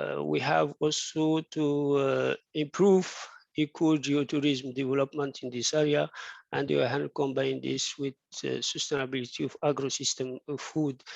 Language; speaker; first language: English; non-native, fluent; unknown